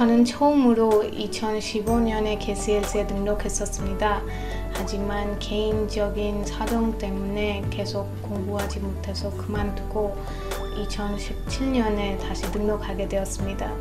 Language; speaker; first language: Korean; non-native, learner; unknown